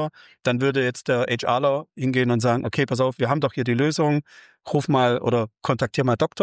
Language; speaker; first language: German; native; German